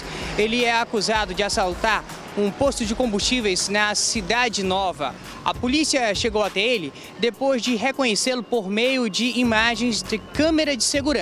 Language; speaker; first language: Portuguese; native; Portuguese